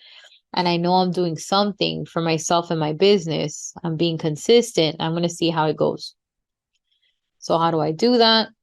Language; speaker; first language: English; native; English